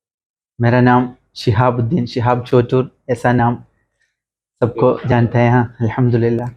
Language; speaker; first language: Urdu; non-native, local second language; Malayalam